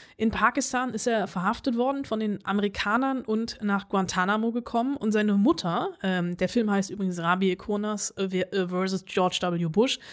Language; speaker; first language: German; native; German